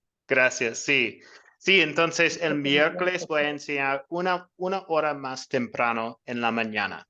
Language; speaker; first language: Spanish; non-native, fluent; English